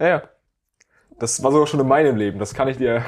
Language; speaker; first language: German; native; German